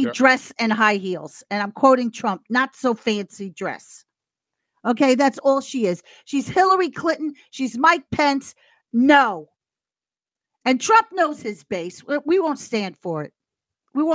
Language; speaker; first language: English; native; English